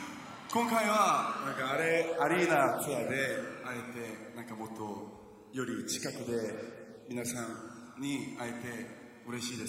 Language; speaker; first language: Japanese; non-native, fluent; Korean